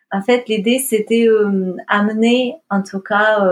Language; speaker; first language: French; non-native, fluent; Russian